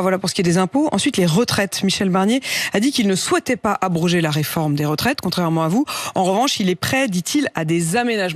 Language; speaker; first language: French; native; French